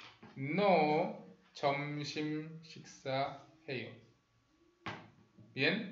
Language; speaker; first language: Korean; non-native, fluent; Spanish